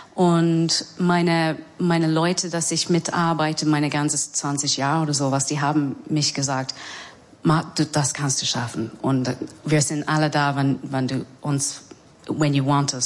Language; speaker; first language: German; non-native, learner; English